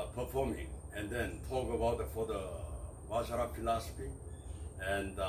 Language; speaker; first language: English; non-native, learner; Korean